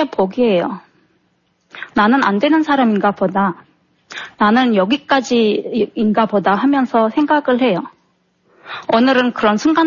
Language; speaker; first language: Korean; non-native, fluent; Turkmen